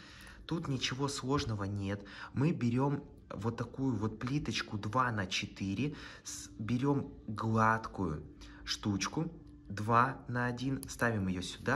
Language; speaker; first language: Russian; native; Russian